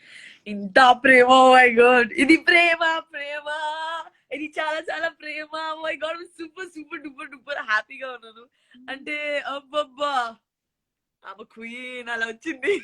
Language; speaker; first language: Telugu; non-native, learner; Gujarati